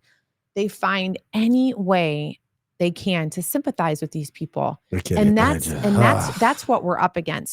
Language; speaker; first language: English; native; English